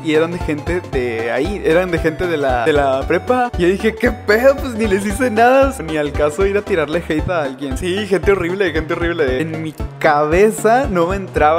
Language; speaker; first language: Spanish; native; Spanish